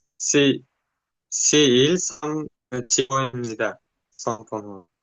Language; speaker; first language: Korean; non-native, learner; Uzbek